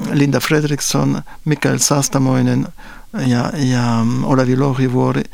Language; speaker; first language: Finnish; non-native, fluent; French